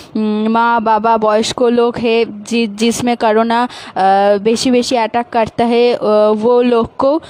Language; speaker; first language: Hindi; non-native, local second language; Bangla